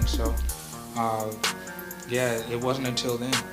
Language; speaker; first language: English; native; English